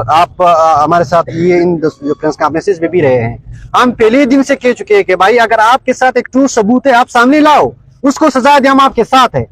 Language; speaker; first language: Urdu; non-native, local second language; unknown